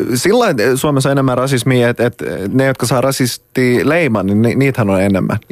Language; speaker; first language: Finnish; early bilingual, other home language; Persian